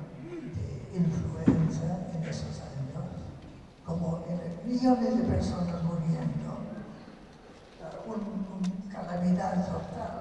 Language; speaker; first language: Spanish; non-native, fluent; English